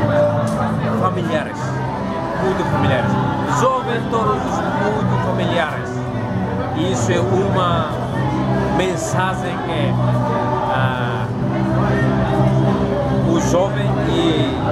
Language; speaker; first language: Portuguese; non-native, learner; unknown